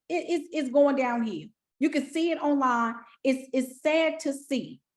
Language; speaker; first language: English; native; English